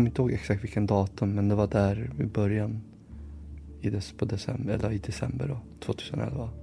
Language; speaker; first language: Swedish; early bilingual, other home language; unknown